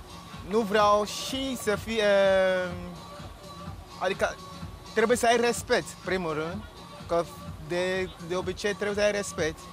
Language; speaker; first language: Romanian; non-native, learner; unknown